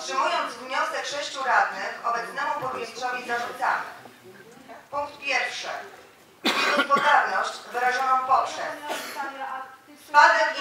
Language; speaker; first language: Polish; native; Polish